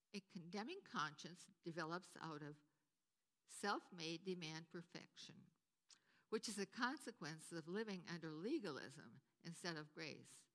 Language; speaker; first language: English; native; English